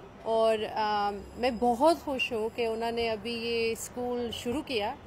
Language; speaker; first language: Hindi; early bilingual, heritage; Hindi